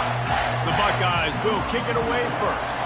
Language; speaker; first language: English; native; English